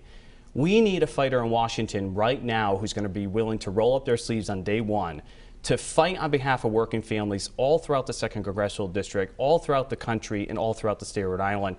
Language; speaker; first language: English; native; English